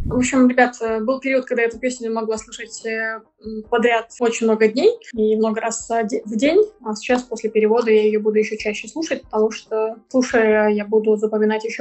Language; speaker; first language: Russian; native; Russian